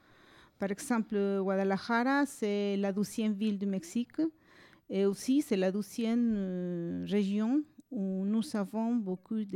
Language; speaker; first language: French; non-native, fluent; Spanish